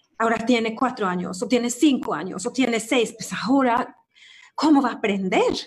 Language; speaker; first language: Spanish; non-native, fluent; Swedish